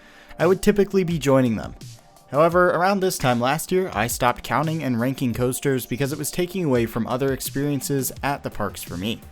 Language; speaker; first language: English; native; English